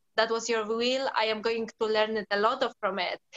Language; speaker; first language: English; non-native, learner; Polish